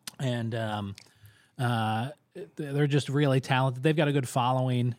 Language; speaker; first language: English; native; English